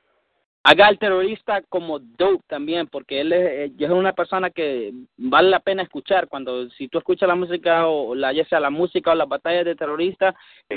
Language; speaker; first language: Spanish; early bilingual, heritage; Spanish